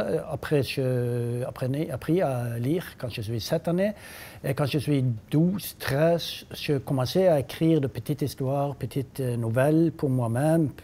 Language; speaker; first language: French; non-native, learner; Norwegian